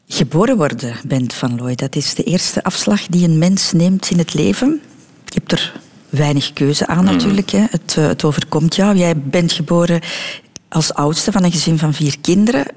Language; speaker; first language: Dutch; native; Dutch